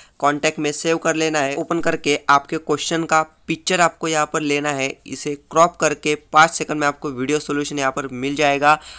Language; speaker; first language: Hindi; non-native, local second language; Marathi